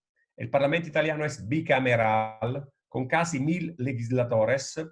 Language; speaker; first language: Spanish; non-native, fluent; Italian